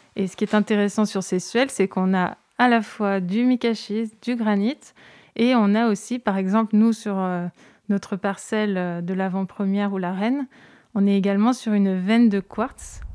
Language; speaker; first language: French; native; French